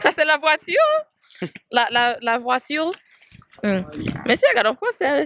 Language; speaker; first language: French; non-native, learner; Haitian Creole